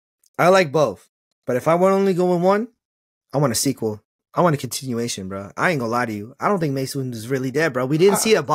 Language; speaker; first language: English; native; English